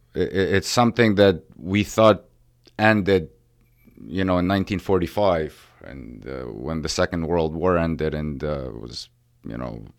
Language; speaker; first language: English; early bilingual, other home language; Ukrainian